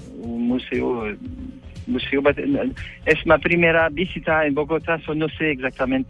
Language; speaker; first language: Spanish; non-native, learner; French